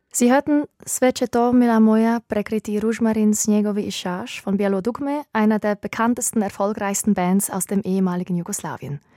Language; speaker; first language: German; native; German